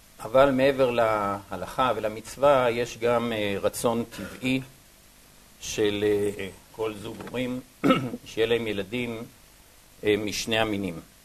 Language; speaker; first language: Hebrew; native; Hebrew